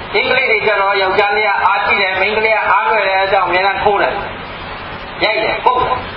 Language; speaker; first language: Burmese; non-native, local second language; Hakha Chin